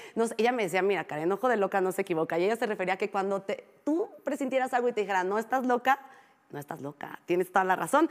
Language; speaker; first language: Spanish; native; Spanish